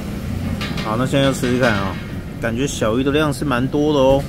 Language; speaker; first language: Chinese; native; Chinese